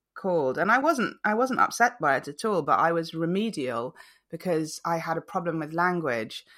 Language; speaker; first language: English; native; English